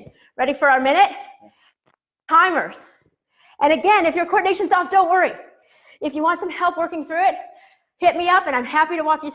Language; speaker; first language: English; native; English